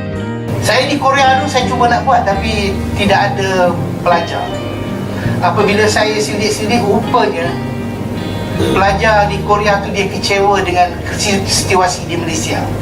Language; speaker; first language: Malay; native; Malay